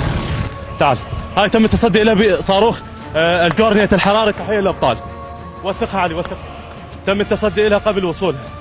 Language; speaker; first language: Arabic; native; Arabic